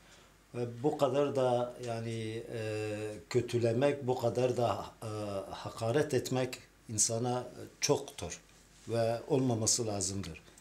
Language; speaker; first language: Turkish; non-native, local second language; Turoyo